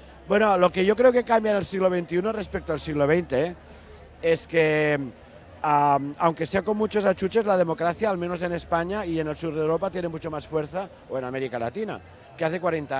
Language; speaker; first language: Spanish; non-native, local second language; Catalan